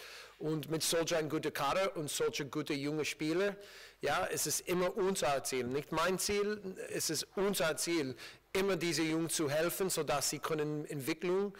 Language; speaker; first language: German; non-native, learner; English